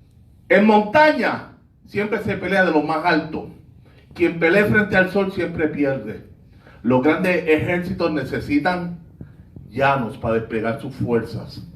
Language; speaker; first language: Spanish; native; Spanish